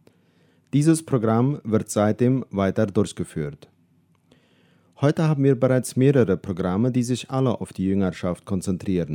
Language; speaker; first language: German; non-native, fluent; Spanish